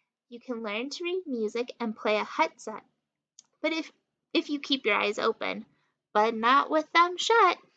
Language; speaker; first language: English; native; English